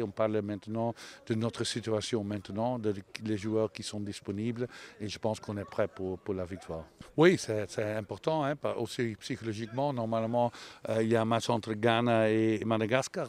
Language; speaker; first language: French; non-native, local second language; Dutch